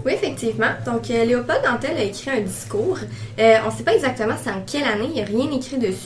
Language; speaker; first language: French; native; French